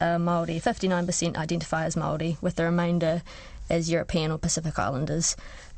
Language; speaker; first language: English; native; English